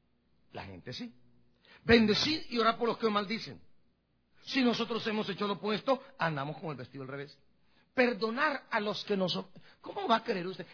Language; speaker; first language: Spanish; native; Spanish